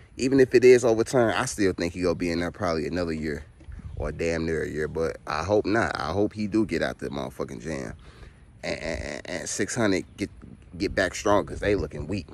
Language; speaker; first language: English; native; English